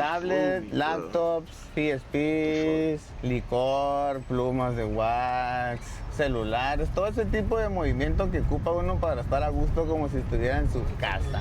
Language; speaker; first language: Spanish; native; Spanish